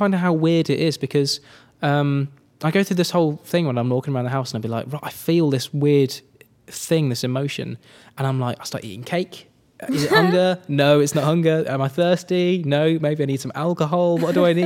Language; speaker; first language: English; native; English